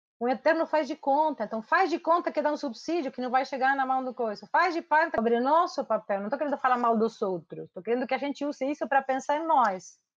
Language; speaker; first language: Portuguese; non-native, fluent; Spanish